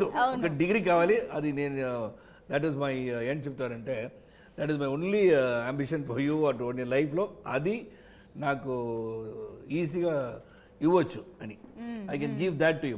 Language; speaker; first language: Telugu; non-native, local second language; Tamil